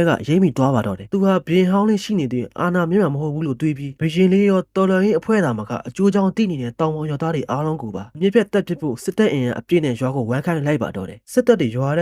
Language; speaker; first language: Burmese; native; Burmese